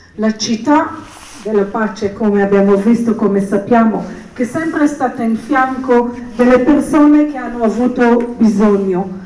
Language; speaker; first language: Italian; non-native, fluent; Hebrew